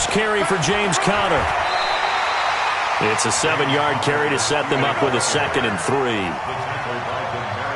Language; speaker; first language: English; native; English